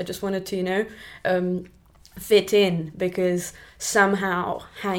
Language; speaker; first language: English; non-native, local second language; Marathi